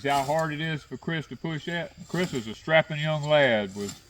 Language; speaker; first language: English; native; English